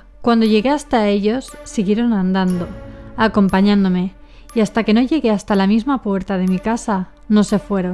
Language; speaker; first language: Spanish; native; Spanish